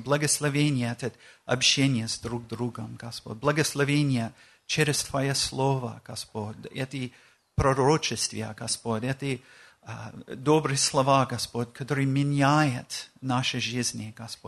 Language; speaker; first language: Russian; non-native, learner; English